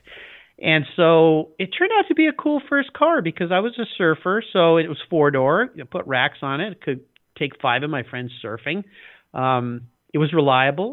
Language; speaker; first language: English; native; English